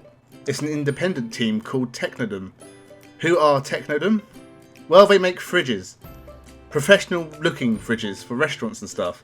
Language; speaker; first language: English; native; English